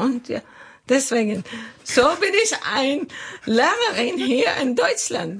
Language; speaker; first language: German; non-native, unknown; Arabic